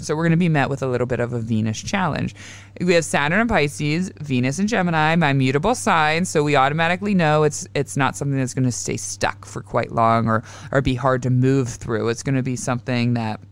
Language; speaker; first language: English; native; English